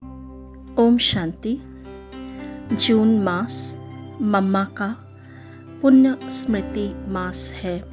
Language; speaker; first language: Hindi; native; Hindi